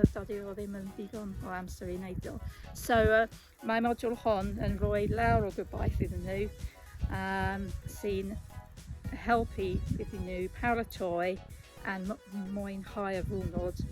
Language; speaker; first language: Welsh; non-native, learner; English